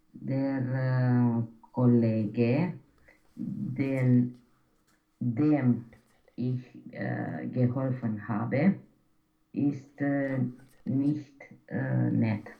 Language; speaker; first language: German; non-native, learner; Romanian